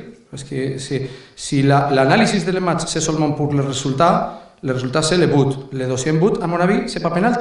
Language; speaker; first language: French; non-native, learner; Spanish